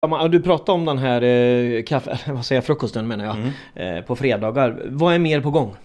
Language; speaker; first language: Swedish; native; Swedish